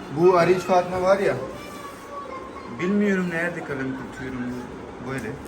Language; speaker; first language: Turkish; non-native, learner; Urdu